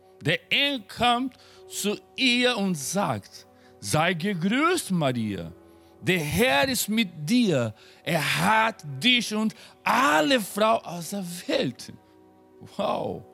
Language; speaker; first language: German; non-native, fluent; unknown